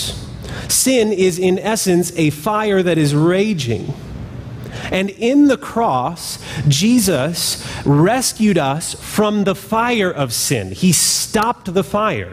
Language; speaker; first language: English; native; English